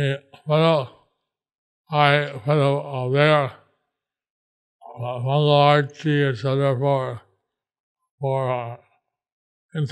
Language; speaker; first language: Spanish; non-native, learner; English